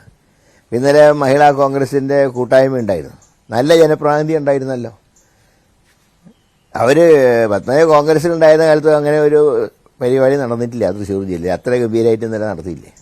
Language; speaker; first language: Malayalam; native; Malayalam